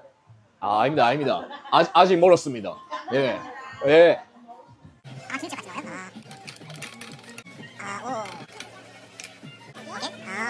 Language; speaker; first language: Korean; non-native, learner; Japanese